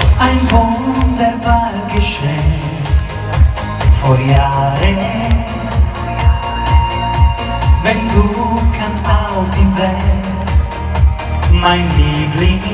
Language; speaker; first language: German; non-native, fluent; Italian